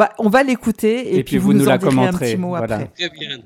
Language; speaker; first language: French; native; French